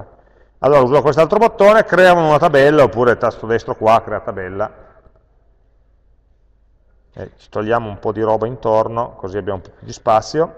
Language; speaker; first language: Italian; native; Italian